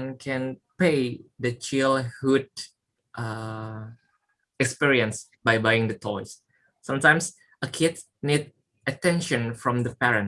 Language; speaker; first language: English; non-native, learner; Indonesian